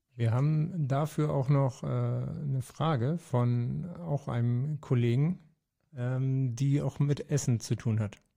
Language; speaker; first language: German; native; German